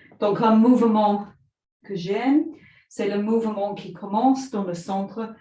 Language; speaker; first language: French; non-native, fluent; English